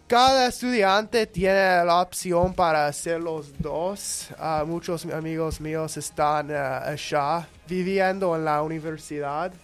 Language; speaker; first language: Spanish; non-native, learner; English